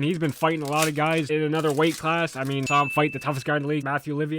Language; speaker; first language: English; native; English